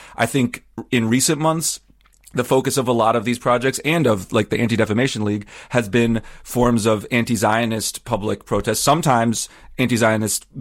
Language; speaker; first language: English; native; English